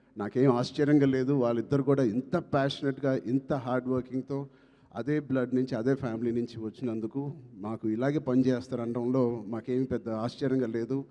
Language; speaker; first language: Telugu; native; Telugu